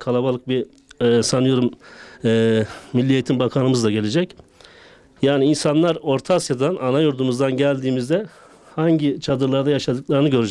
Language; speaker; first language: Turkish; native; Turkish